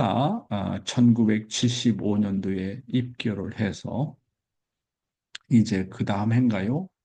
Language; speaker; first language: Korean; native; Korean